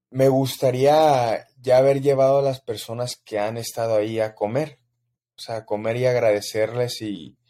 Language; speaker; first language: Spanish; native; Spanish